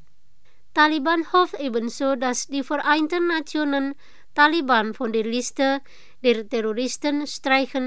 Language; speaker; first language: German; non-native, fluent; Indonesian